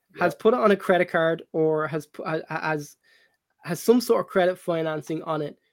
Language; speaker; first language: English; native; English